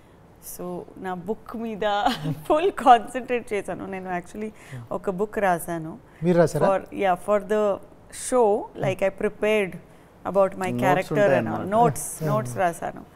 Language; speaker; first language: Telugu; non-native, fluent; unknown